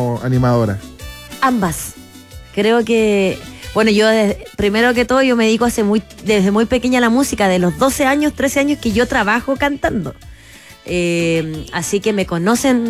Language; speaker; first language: Spanish; native; Spanish